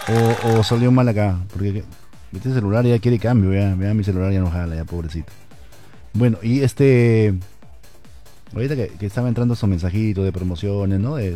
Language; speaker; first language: Spanish; native; Spanish